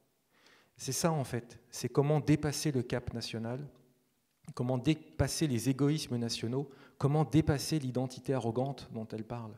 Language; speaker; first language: French; native; French